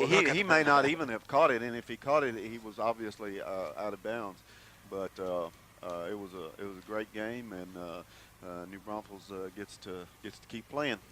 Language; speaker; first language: English; native; English